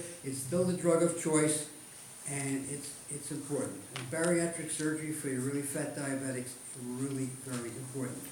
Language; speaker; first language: English; native; English